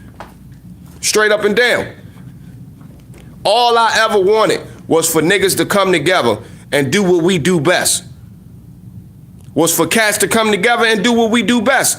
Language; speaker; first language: English; native; English